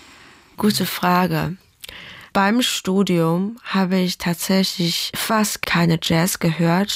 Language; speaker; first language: German; non-native, fluent; Chinese